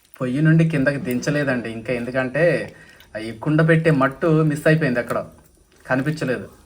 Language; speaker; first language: Telugu; non-native, local second language; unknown